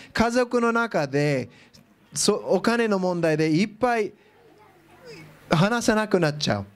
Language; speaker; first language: Japanese; non-native, fluent; English